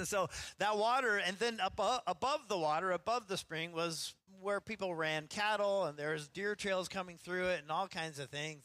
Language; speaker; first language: English; native; English